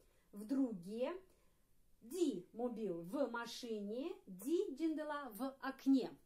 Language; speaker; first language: Indonesian; non-native, fluent; Russian